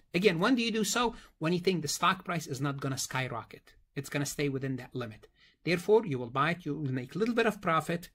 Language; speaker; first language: English; non-native, fluent; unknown